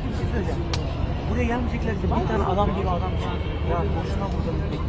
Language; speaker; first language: Turkish; native; Turkish